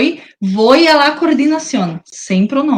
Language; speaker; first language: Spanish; non-native, learner; Portuguese